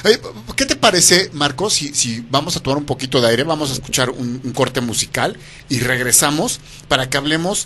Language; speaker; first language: Spanish; native; Spanish